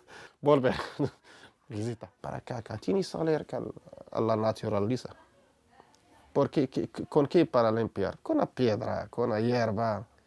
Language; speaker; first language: Spanish; non-native, learner; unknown